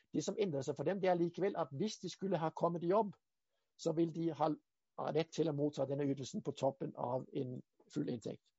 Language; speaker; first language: Norwegian; native; Norwegian